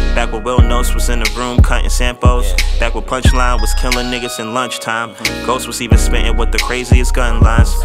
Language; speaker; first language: English; native; English